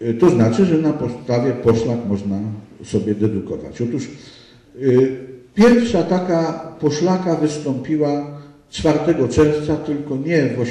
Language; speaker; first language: Polish; native; Polish